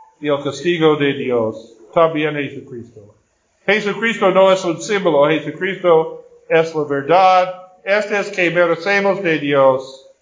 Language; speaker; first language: Spanish; non-native, fluent; Portuguese